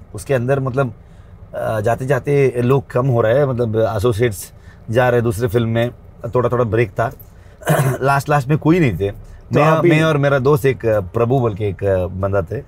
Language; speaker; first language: Hindi; non-native, local second language; Kannada